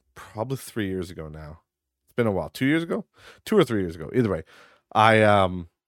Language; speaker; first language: English; native; English